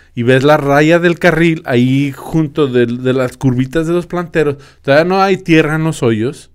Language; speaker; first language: Spanish; early bilingual, other home language; English